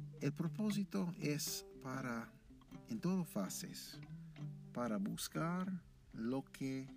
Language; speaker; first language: Spanish; non-native, fluent; English